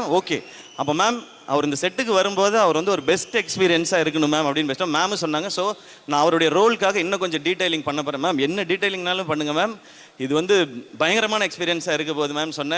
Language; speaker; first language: Tamil; native; Tamil